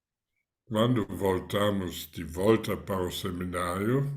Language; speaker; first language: Portuguese; non-native, fluent; German